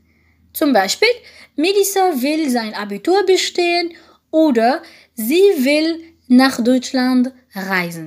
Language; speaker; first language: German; non-native, fluent; French